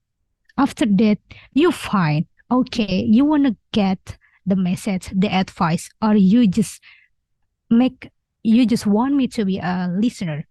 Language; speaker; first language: English; non-native, learner; Indonesian